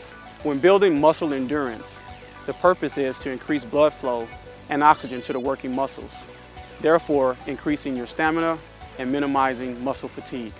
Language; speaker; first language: English; native; English